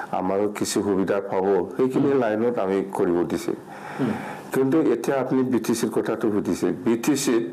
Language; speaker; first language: Assamese; non-native, local second language; Bodo